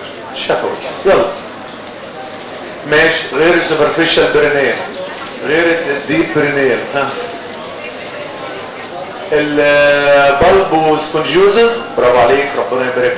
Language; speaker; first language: Arabic; native; Arabic